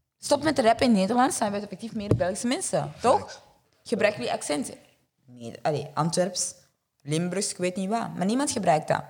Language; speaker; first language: Dutch; early bilingual, other home language; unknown